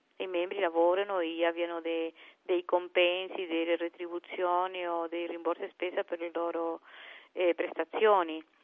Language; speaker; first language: Italian; non-native, fluent; Spanish